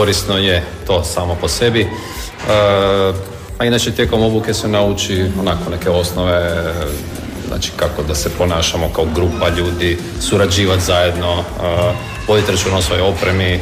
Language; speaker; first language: Serbian; native; Serbian